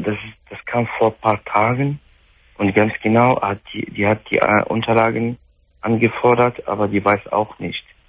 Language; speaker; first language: German; non-native, fluent; Arabic